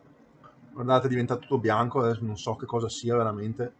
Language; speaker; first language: Italian; native; Italian